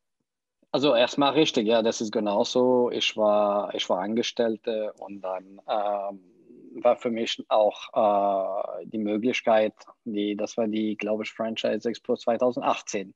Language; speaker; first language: German; non-native, fluent; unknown